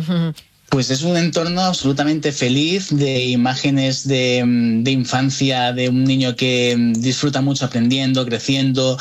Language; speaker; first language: Spanish; native; Spanish